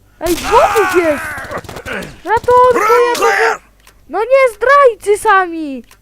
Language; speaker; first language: Polish; native; Polish